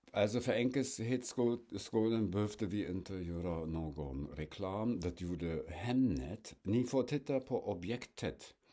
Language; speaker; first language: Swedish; non-native, fluent; German